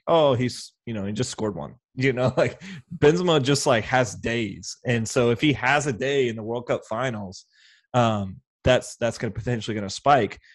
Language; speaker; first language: English; native; English